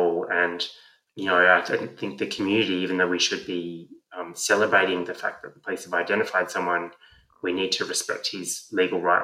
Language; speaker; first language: English; native; English